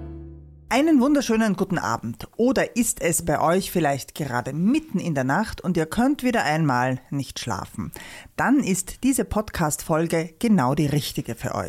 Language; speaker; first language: German; native; German